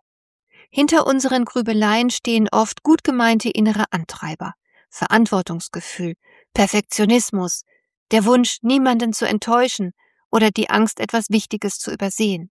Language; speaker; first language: German; native; German